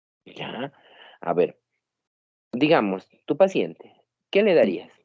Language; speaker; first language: Spanish; native; Spanish